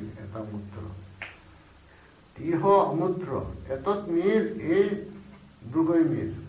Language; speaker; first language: Russian; non-native, learner; Bangla